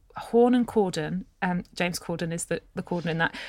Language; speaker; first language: English; native; English